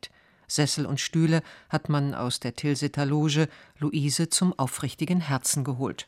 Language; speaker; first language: German; native; German